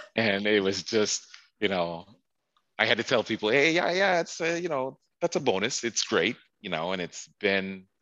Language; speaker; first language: English; native; English